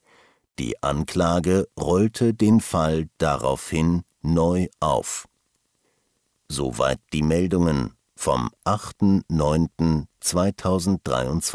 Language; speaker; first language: German; native; German